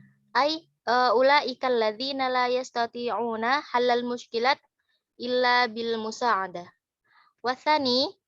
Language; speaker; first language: Arabic; non-native, learner; Indonesian